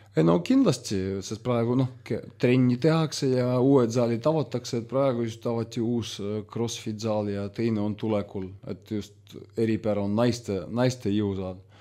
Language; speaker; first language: Estonian; non-native, local second language; Russian